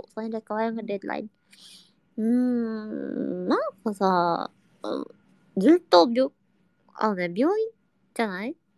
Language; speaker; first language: Japanese; non-native, learner; Indonesian